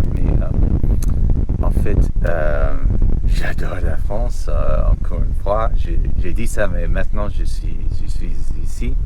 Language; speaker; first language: French; non-native, learner; English